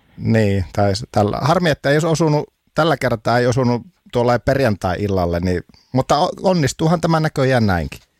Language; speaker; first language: Finnish; native; Finnish